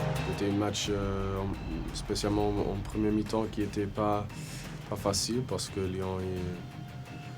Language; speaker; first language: French; non-native, fluent; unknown